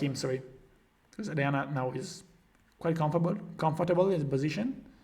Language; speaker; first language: English; non-native, fluent; Italian